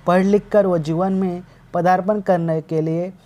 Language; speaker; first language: Hindi; non-native, local second language; Marathi